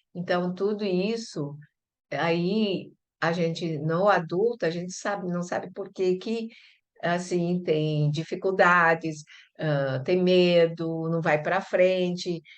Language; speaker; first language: Portuguese; early bilingual, other home language; Chinese